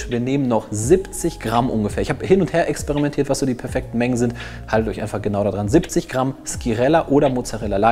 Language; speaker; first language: German; native; German